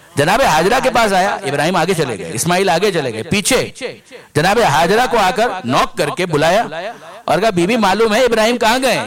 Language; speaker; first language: Urdu; non-native, local second language; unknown